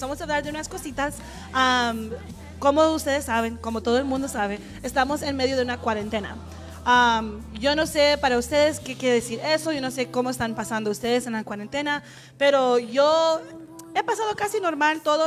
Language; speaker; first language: Spanish; early bilingual, heritage; Spanish